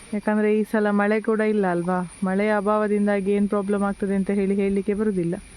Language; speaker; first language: Kannada; native; Kannada